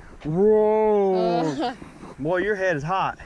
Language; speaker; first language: English; native; English